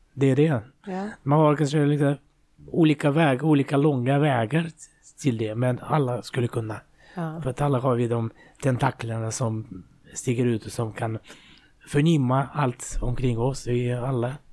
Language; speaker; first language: Swedish; non-native, fluent; Russian